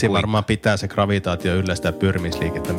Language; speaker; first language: Finnish; native; Finnish